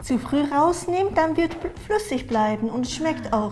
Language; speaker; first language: German; non-native, fluent; Japanese